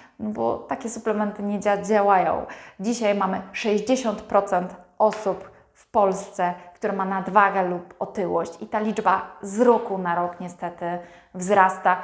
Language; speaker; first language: Polish; native; Polish